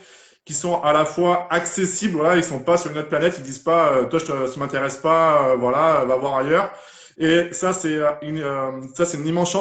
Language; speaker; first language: French; native; French